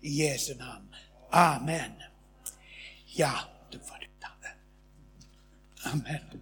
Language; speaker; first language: Swedish; non-native, fluent; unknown